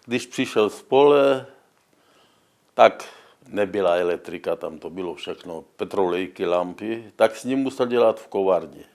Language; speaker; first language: Czech; non-native, local second language; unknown